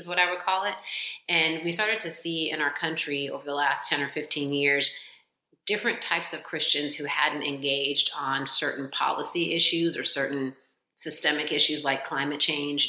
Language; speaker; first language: English; native; English